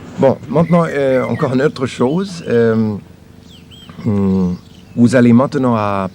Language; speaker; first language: French; non-native, learner; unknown